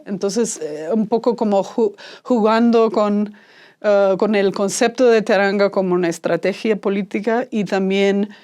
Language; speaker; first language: Spanish; non-native, fluent; English